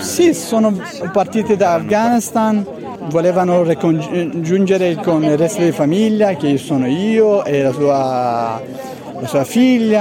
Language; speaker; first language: Italian; non-native, learner; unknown